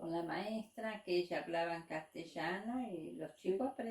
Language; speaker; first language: Spanish; non-native, local second language; German